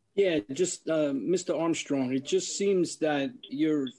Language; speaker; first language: English; native; English